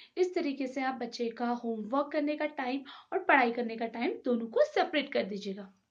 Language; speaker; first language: Hindi; native; Hindi